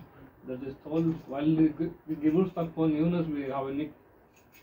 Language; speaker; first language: German; non-native, learner; Hindi